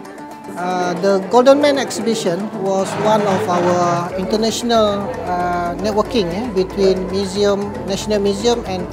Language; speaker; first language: English; non-native, fluent; Kazakh